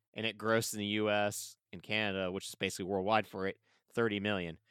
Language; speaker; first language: English; native; English